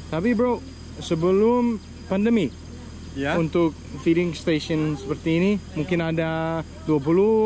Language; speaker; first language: Indonesian; non-native, learner; Danish